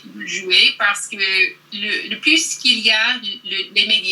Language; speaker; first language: French; non-native, learner; English